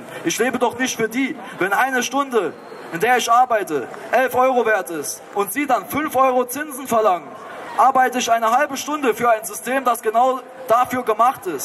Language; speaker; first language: German; native; German